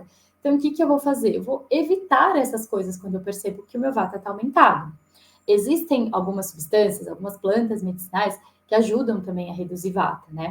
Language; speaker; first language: Portuguese; native; Portuguese